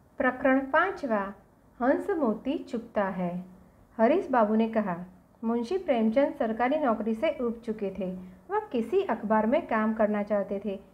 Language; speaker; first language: Hindi; non-native, local second language; Gujarati